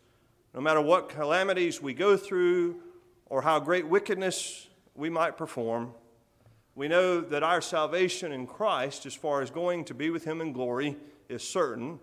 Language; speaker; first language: English; native; English